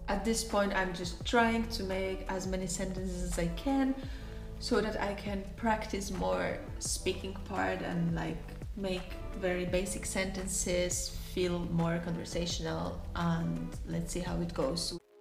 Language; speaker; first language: English; non-native, fluent; Polish